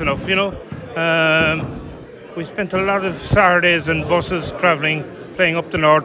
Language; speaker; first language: English; native; English